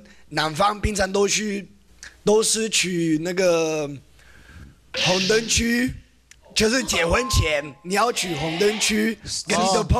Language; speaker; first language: Chinese; non-native, fluent; Spanish